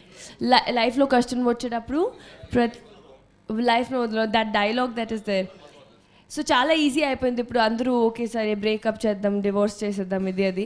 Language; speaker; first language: Telugu; non-native, fluent; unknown